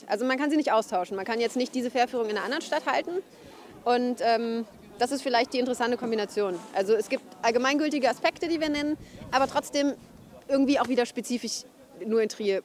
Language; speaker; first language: German; native; German